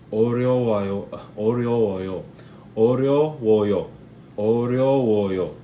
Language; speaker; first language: Korean; non-native, learner; English